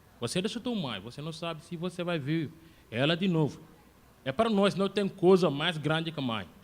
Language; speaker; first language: Portuguese; non-native, learner; Wolof